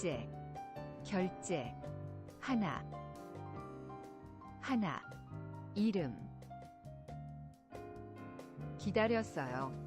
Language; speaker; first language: Korean; non-native, learner; English